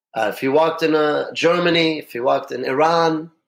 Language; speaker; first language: English; non-native, fluent; Arabic